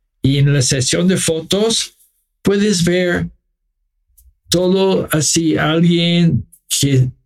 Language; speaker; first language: Spanish; non-native, fluent; English